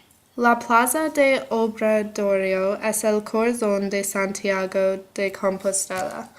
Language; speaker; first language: Spanish; non-native, learner; English